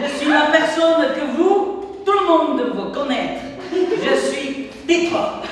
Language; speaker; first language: French; non-native, learner; Chinese